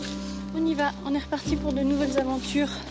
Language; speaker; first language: French; native; French